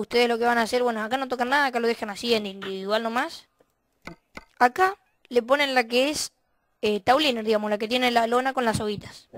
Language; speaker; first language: Spanish; native; Spanish